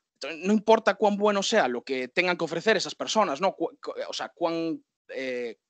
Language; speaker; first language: Spanish; native; Spanish